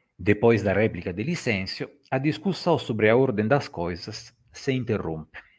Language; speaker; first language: Portuguese; non-native, fluent; Italian